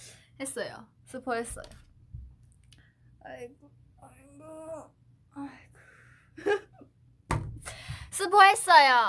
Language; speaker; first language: Korean; non-native, fluent; Chinese